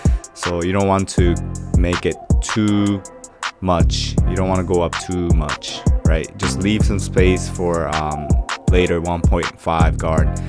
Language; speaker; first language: English; non-native, fluent; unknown